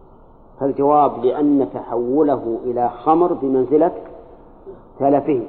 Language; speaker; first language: Arabic; native; Arabic